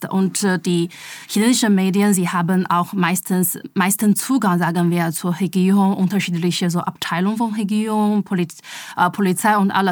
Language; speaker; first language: German; non-native, fluent; Chinese